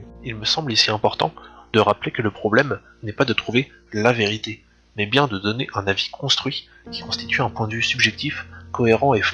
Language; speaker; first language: French; native; French